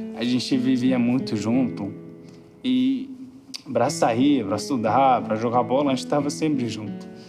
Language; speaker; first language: Portuguese; non-native, fluent; Arabic